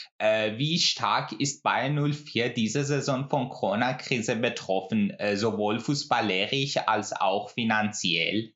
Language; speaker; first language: German; non-native, fluent; Persian